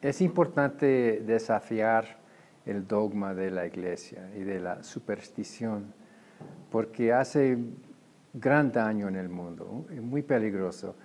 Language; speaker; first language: Spanish; non-native, fluent; English